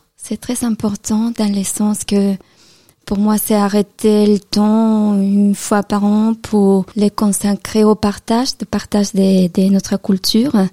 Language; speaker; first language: French; non-native, fluent; Spanish